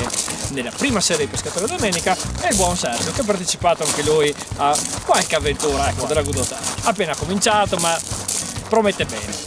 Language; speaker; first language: Italian; native; Italian